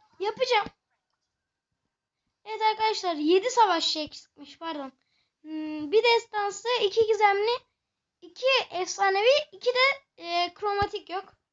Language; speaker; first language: Turkish; native; Turkish